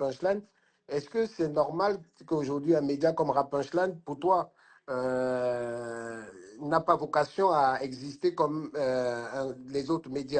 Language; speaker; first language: French; native; French